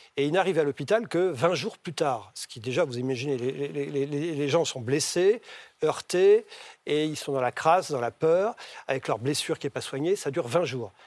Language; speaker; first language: French; native; French